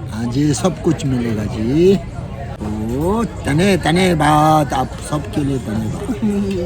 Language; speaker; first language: Hindi; non-native, local second language; Tibetan